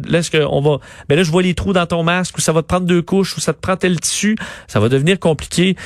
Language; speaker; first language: French; native; French